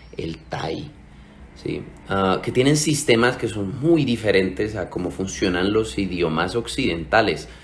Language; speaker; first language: Spanish; native; Spanish